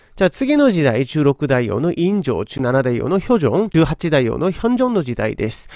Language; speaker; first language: Japanese; non-native, fluent; Korean